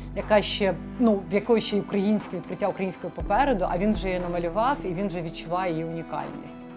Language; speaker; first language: Ukrainian; non-native, local second language; Russian